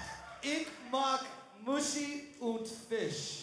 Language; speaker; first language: German; non-native, learner; English